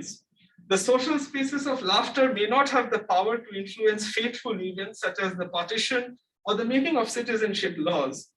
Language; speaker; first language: English; non-native, local second language; Bangla